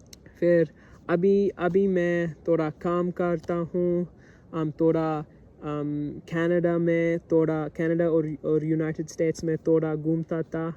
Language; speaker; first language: Hindi; non-native, learner; English